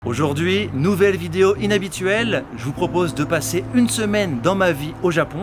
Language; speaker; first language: French; native; French